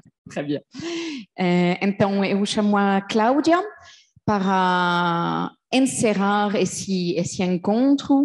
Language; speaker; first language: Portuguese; non-native, fluent; French